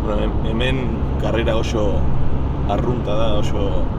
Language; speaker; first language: Basque; non-native, fluent; Spanish